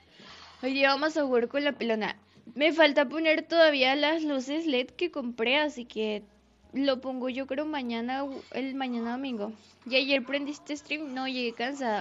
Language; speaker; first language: Spanish; native; Spanish